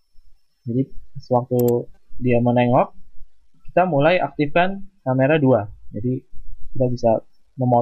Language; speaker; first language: Indonesian; native; Indonesian